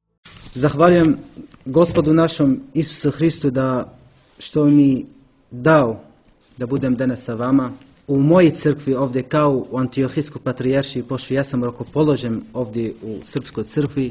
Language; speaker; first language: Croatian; non-native, learner; Arabic